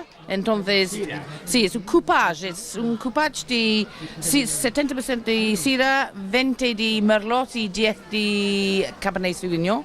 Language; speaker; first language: Spanish; non-native, learner; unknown